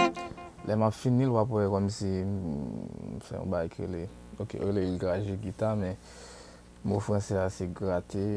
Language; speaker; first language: French; non-native, learner; Haitian Creole